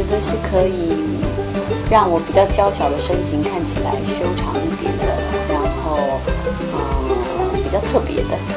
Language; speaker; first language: Chinese; native; Chinese